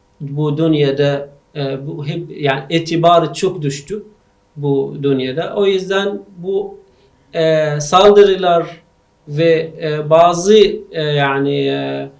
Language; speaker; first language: Turkish; non-native, learner; Arabic